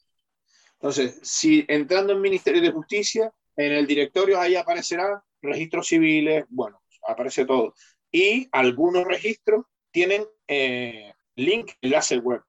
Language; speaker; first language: Spanish; native; Spanish